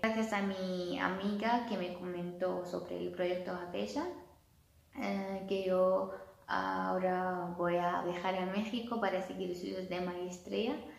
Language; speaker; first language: Spanish; non-native, fluent; Arabic